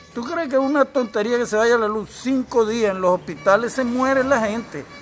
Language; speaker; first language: Spanish; native; Spanish